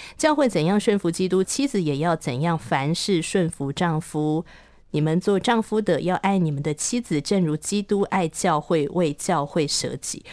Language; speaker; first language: Chinese; native; Chinese